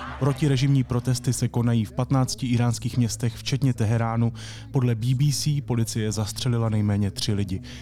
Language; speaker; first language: Czech; native; Czech